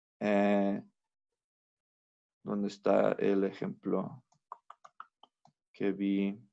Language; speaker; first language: Spanish; non-native, fluent; English